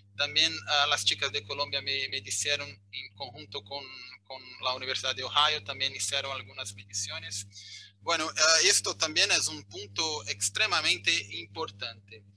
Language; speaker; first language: Spanish; non-native, fluent; Portuguese